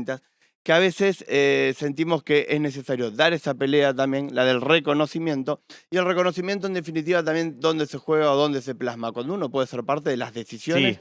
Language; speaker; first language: Spanish; native; Spanish